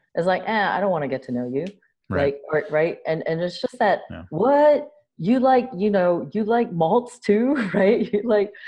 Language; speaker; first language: English; native; English